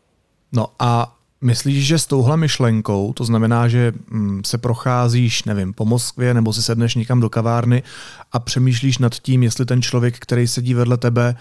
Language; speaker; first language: Czech; native; Czech